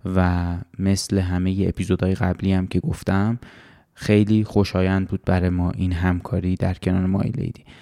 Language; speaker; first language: Persian; native; Persian